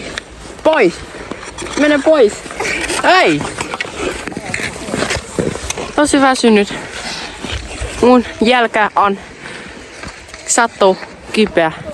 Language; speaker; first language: Finnish; non-native, learner; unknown